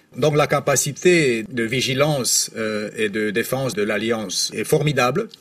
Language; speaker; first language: French; non-native, fluent; Romanian